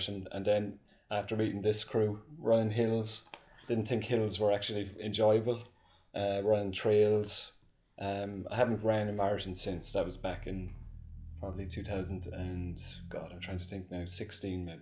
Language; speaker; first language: English; native; English